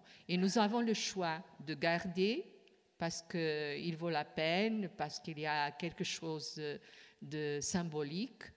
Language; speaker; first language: French; non-native, fluent; Portuguese